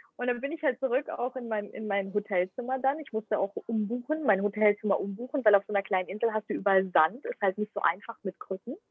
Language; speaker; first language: German; non-native, fluent; Ukrainian